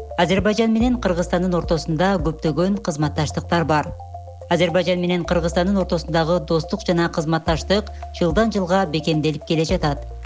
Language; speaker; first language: Kyrgyz; native; Kyrgyz